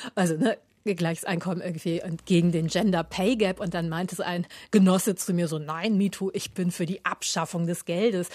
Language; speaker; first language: German; native; German